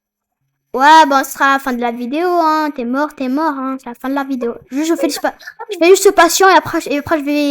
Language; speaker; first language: French; native; French